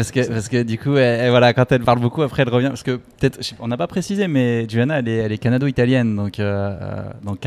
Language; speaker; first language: French; native; French